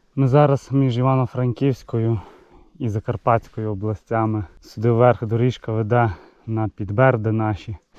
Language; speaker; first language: Ukrainian; native; Ukrainian